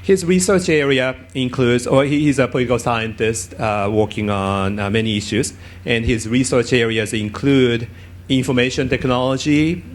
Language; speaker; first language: English; non-native, fluent; Japanese